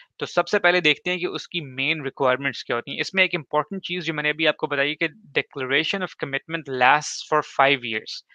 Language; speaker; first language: Urdu; native; Urdu